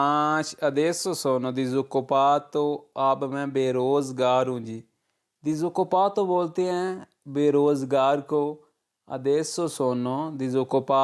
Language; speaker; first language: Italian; non-native, fluent; Urdu